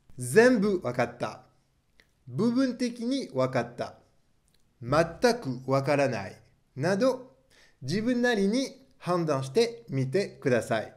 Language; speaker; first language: Japanese; non-native, fluent; French